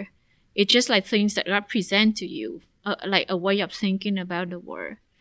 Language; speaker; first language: English; non-native, fluent; Vietnamese